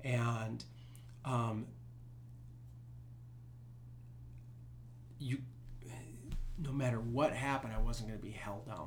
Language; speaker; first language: English; native; English